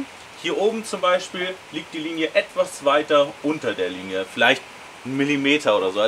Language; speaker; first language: German; native; German